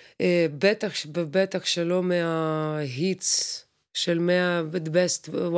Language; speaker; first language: Hebrew; non-native, fluent; Russian